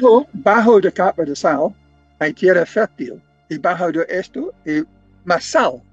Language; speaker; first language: Spanish; non-native, fluent; English